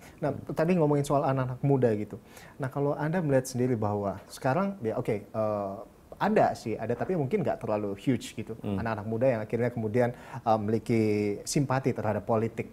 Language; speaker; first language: Indonesian; native; Indonesian